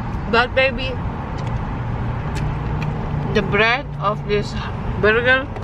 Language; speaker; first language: English; non-native, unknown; Indonesian